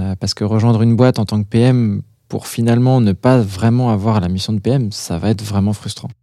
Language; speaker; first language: French; native; French